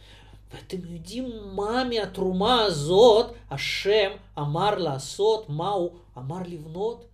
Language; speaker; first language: Hebrew; non-native, fluent; Russian